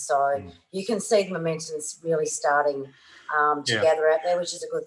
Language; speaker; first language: English; native; English